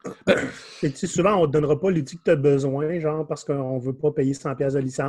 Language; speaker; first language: French; native; French